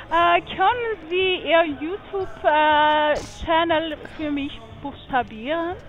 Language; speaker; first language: German; non-native, fluent; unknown